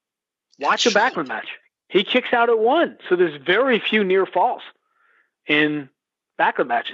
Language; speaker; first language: English; native; English